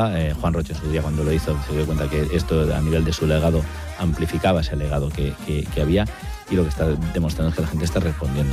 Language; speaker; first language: Spanish; native; Spanish